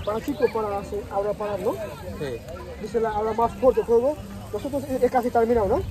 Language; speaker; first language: Spanish; non-native, learner; Bangla